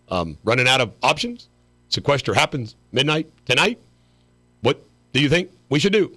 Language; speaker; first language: English; native; English